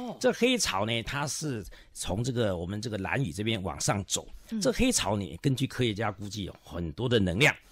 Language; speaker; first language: Chinese; native; Chinese